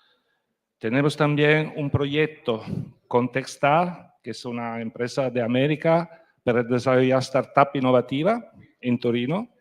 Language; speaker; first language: Spanish; non-native, fluent; Italian